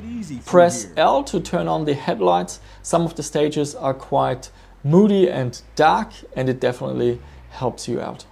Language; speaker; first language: English; non-native, fluent; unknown